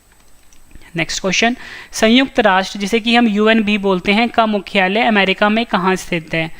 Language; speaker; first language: Hindi; native; Hindi